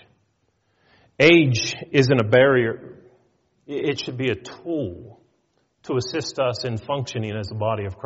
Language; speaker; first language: English; native; English